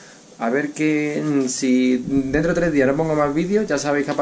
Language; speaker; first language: Spanish; native; Spanish